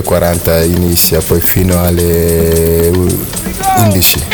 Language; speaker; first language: Italian; non-native, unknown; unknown